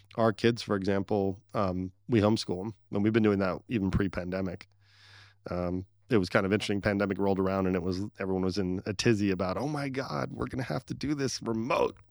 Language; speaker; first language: English; early bilingual, other home language; Arabic